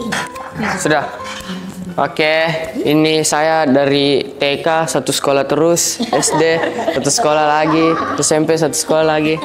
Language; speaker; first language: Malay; early bilingual, heritage; Malay